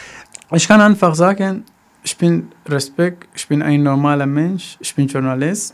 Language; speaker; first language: German; non-native, learner; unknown